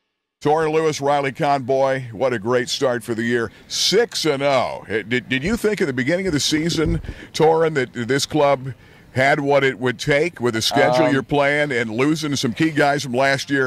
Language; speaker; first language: English; native; English